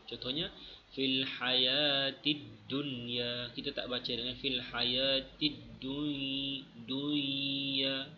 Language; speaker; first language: Malay; native; Malay